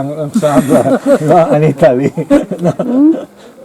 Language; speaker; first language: French; non-native, learner; Italian